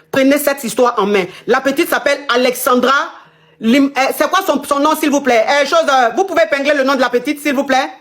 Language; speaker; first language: French; non-native, local second language; Lingala